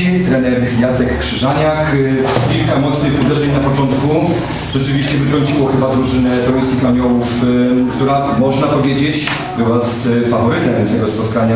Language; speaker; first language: Polish; native; Polish